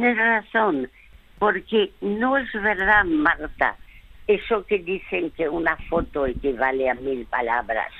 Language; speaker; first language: Spanish; early bilingual, other home language; French